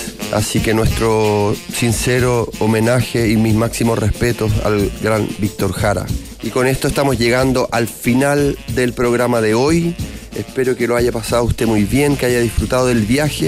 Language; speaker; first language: Spanish; native; Spanish